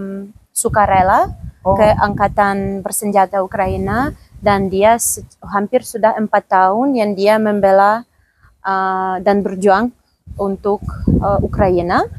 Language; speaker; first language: Indonesian; non-native, fluent; Ukrainian